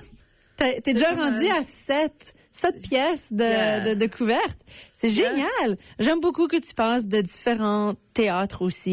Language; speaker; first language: French; native; French